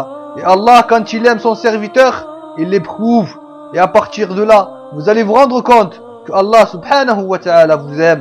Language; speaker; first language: French; non-native, local second language; Arabic